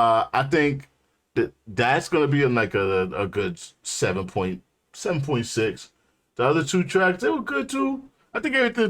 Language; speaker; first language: English; native; English